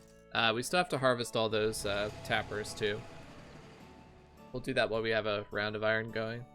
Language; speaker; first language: English; native; English